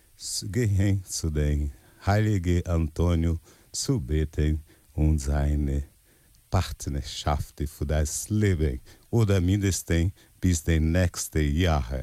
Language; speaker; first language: German; non-native, learner; Portuguese